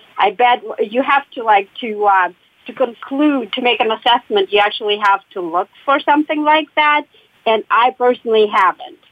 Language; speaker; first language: English; non-native, fluent; Russian